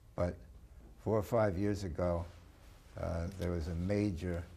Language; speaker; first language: English; native; English